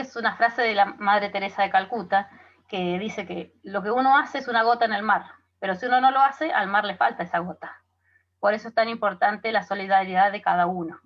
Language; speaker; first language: Spanish; native; Spanish